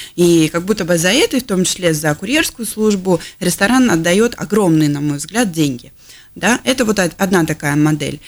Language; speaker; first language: Russian; native; Russian